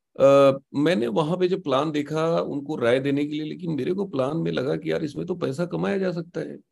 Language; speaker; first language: Hindi; native; Hindi